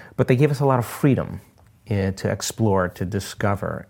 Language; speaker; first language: English; early bilingual, other home language; Italian